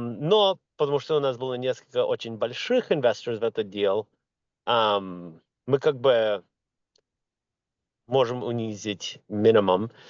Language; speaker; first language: Russian; early bilingual, heritage; Russian